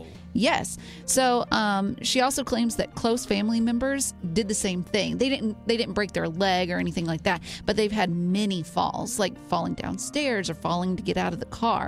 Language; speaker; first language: English; native; English